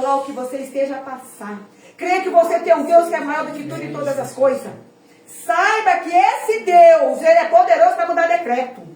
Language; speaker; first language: Portuguese; native; Portuguese